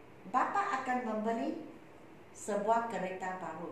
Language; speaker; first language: Malay; non-native, local second language; Chinese